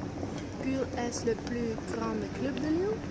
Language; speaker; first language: French; non-native, learner; Dutch